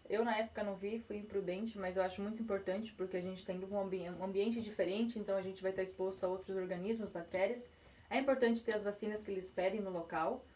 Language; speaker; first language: Portuguese; early bilingual, heritage; Portuguese